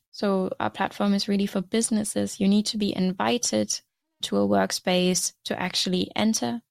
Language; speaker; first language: English; non-native, fluent; German